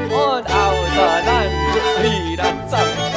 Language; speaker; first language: German; native; German